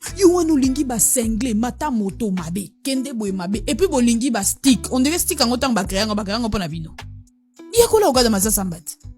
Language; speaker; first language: Lingala; native; Lingala